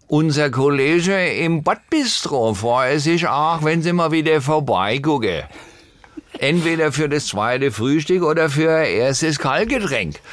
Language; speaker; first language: German; native; German